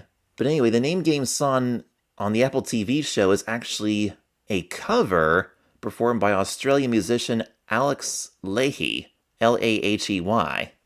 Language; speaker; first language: English; native; English